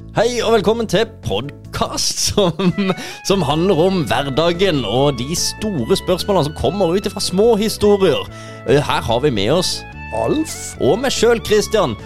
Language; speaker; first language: Norwegian; native; Norwegian